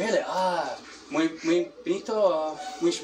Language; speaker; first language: Spanish; non-native, learner; English